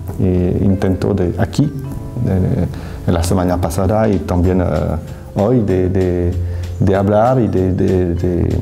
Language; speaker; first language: Spanish; non-native, fluent; French